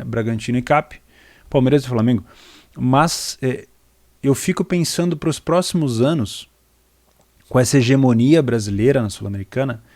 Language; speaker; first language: Portuguese; native; Portuguese